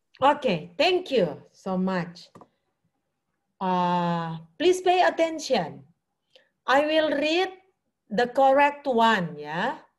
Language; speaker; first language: English; non-native, fluent; Indonesian